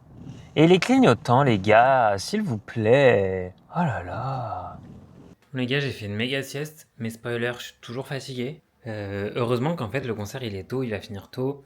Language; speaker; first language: French; native; French